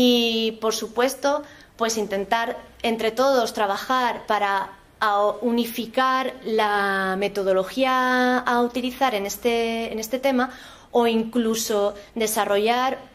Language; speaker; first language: Spanish; native; Spanish